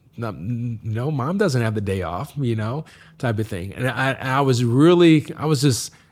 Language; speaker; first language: English; native; English